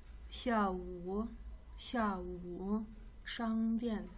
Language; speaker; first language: Chinese; non-native, fluent; Kyrgyz